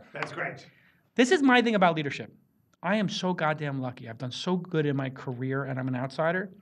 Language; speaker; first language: English; native; English